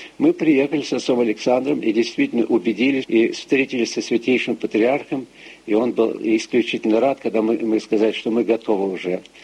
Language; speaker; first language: Russian; early bilingual, heritage; Russian